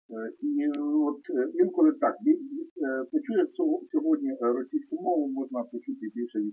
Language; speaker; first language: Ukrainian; non-native, local second language; Russian